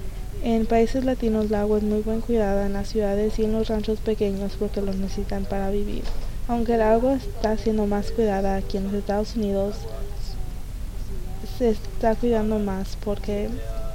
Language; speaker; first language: Spanish; early bilingual, heritage; Spanish